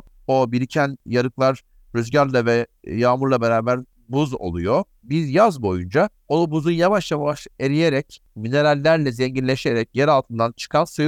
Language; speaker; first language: Turkish; native; Turkish